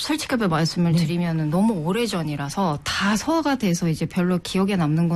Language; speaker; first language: Korean; non-native, fluent; Japanese